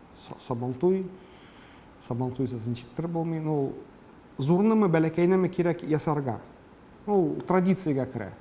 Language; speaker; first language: Tatar; early bilingual, heritage; Tatar